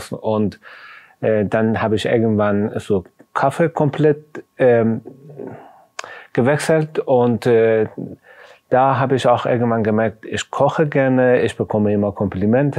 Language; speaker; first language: German; non-native, fluent; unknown